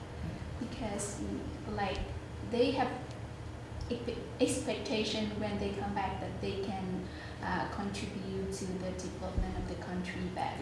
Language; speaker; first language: English; non-native, fluent; Vietnamese